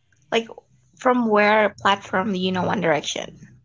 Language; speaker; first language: English; non-native, fluent; Indonesian